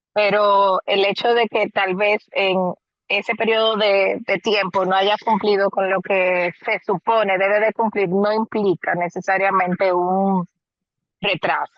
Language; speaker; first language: Spanish; native; Spanish